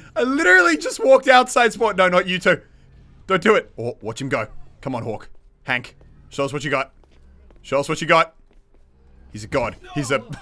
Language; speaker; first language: English; native; English